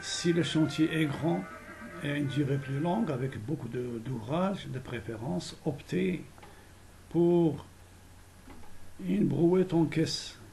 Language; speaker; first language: French; non-native, local second language; Arabic